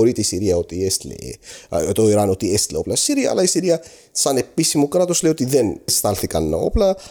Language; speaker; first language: Greek; non-native, fluent; Arabic